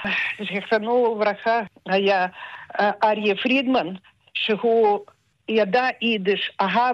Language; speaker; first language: Hebrew; non-native, fluent; Russian